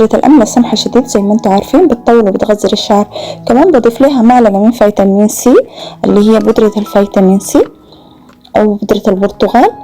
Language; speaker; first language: Arabic; native; Arabic